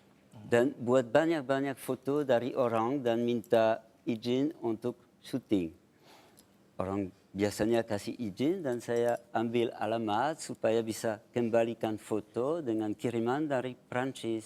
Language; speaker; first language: Indonesian; non-native, fluent; French